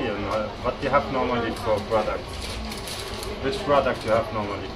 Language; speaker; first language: English; non-native, learner; German